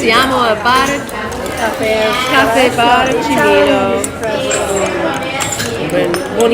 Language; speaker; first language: Italian; non-native, learner; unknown